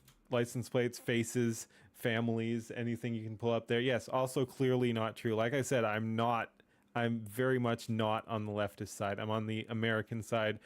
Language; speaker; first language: English; native; English